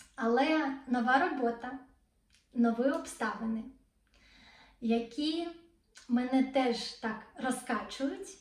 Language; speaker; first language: Ukrainian; non-native, local second language; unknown